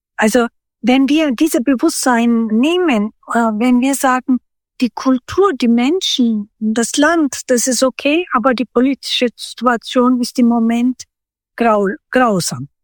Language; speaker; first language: German; early bilingual, other home language; Turkish